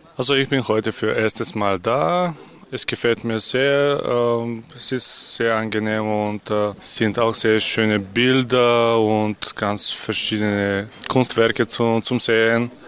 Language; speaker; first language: German; non-native, fluent; Bulgarian